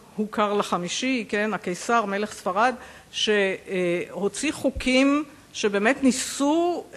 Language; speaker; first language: Hebrew; native; Hebrew